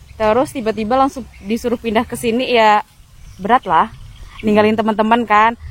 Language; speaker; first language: Indonesian; non-native, local second language; Javanese